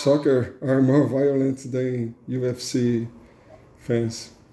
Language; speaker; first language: English; non-native, learner; Portuguese